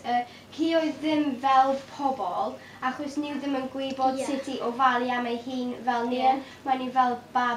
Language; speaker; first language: Welsh; non-native, local second language; English